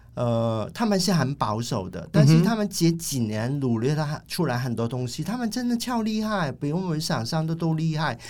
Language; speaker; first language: Chinese; non-native, fluent; Cantonese